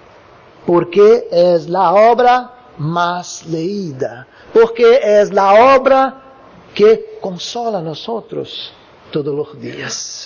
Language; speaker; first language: Spanish; non-native, learner; Portuguese